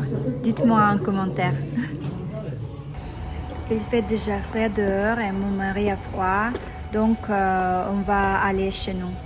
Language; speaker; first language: French; non-native, fluent; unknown